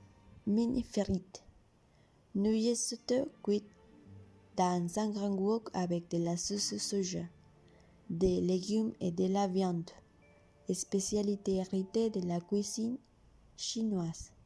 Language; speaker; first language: French; non-native, learner; Spanish